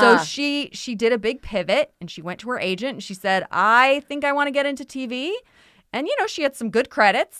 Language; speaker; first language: English; native; English